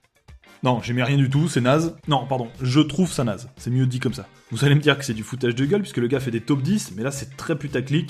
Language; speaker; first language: French; native; French